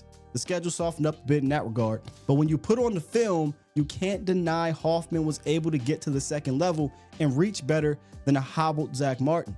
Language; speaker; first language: English; native; English